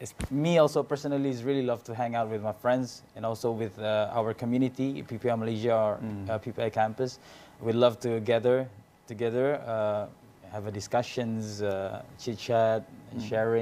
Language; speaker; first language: English; non-native, fluent; Indonesian